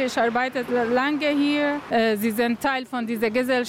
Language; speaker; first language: German; non-native, learner; Arabic